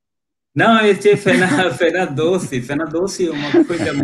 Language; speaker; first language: Portuguese; non-native, local second language; Hindi